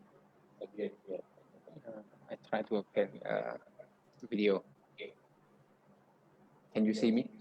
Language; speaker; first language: English; non-native, fluent; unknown